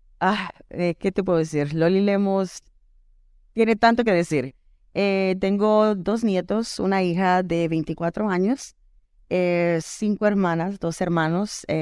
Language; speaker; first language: Spanish; early bilingual, heritage; Spanish